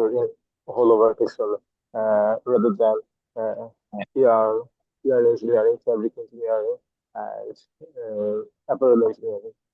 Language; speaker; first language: English; non-native, learner; Bangla